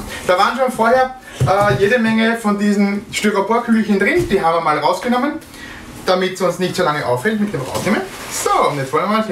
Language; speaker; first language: German; native; German